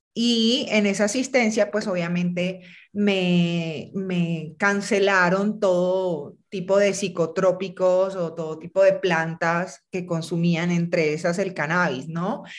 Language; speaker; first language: Spanish; native; Spanish